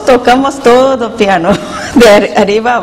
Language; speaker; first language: Spanish; non-native, learner; Korean